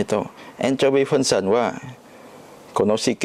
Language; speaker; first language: Japanese; non-native, learner; Chinese